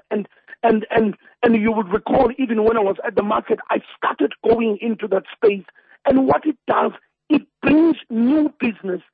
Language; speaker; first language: English; non-native, local second language; Zulu